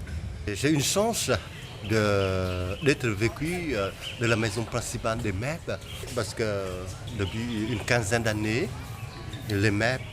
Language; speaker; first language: French; non-native, fluent; Vietnamese